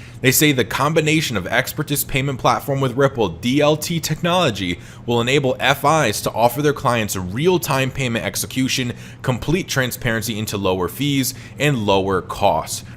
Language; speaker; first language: English; native; English